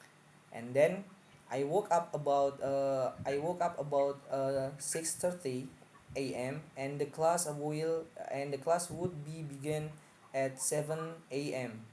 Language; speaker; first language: English; non-native, fluent; Indonesian